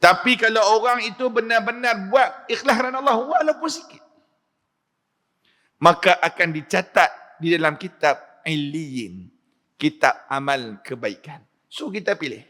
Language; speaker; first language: Malay; native; Malay